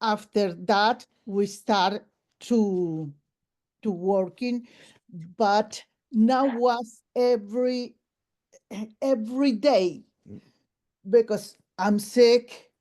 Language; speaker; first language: English; non-native, local second language; Spanish